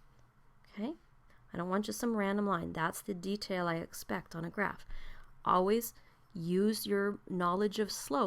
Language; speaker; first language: English; native; English